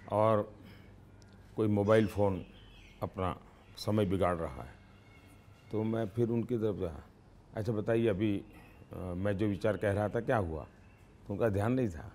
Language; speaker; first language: Hindi; non-native, local second language; Gujarati